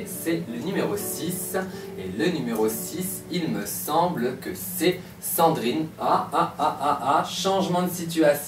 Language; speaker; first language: French; native; French